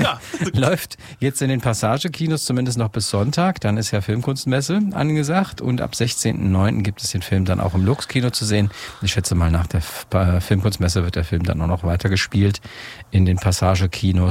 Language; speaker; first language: German; native; German